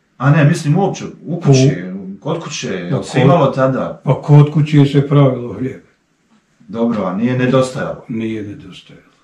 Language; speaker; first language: Bosnian; native; Bosnian